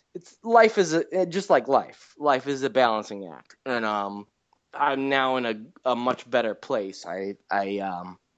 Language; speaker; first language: English; native; English